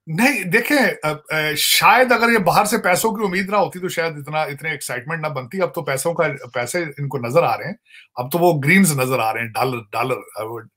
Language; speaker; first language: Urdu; non-native, local second language; Punjabi